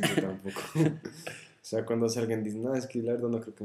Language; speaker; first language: Spanish; native; Spanish